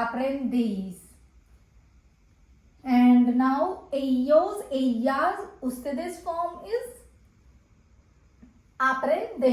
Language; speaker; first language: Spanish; non-native, fluent; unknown